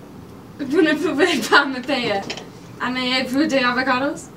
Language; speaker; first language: French; non-native, learner; English